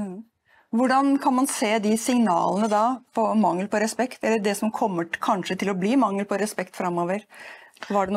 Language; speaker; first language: Norwegian; native; Norwegian